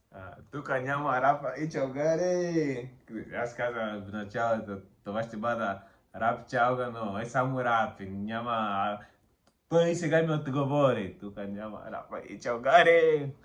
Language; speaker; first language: Bulgarian; non-native, learner; Portuguese